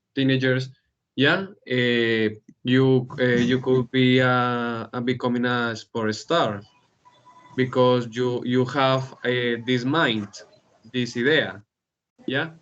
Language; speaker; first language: English; non-native, learner; Spanish